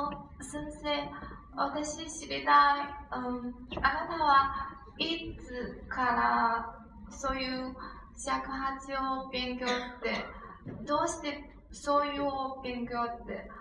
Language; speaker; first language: Japanese; non-native, learner; Chinese